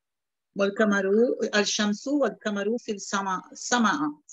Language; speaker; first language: Arabic; non-native, learner; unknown